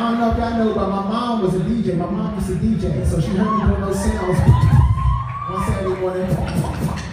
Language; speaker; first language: English; native; English